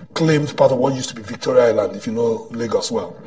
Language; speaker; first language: English; non-native, local second language; Igbo